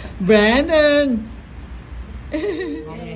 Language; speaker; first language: English; non-native, learner; Thai